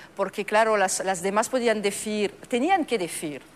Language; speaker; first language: Spanish; non-native, fluent; French